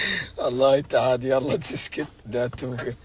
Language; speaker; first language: Arabic; native; Arabic